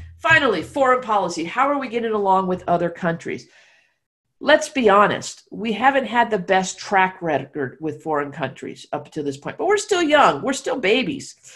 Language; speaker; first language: English; native; English